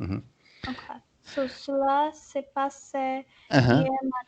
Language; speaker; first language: French; non-native, learner; English